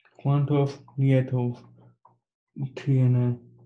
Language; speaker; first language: Spanish; non-native, learner; English